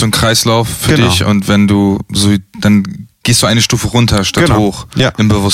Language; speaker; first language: German; native; German